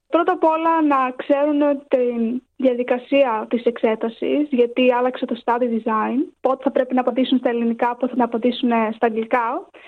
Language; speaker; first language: Greek; early bilingual, heritage; Greek